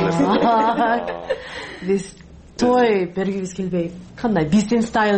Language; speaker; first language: Kyrgyz; non-native, learner; English